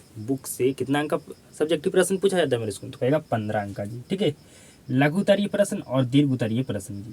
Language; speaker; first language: Hindi; native; Hindi